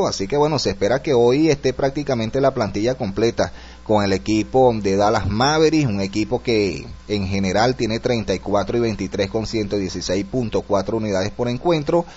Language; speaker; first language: Spanish; native; Spanish